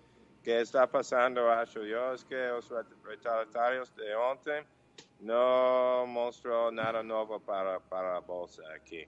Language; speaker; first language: Portuguese; non-native, fluent; English